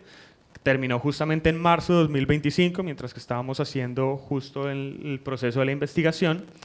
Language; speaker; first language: Spanish; native; Spanish